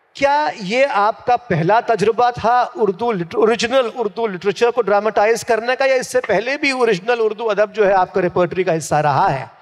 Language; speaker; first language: Hindi; native; Hindi